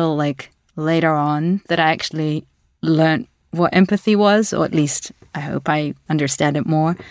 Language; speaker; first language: English; early bilingual, other home language; Russian